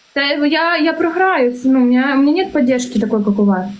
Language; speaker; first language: Ukrainian; native; Ukrainian